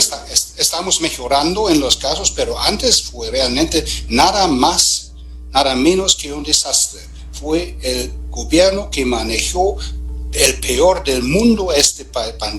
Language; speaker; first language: Spanish; non-native, fluent; German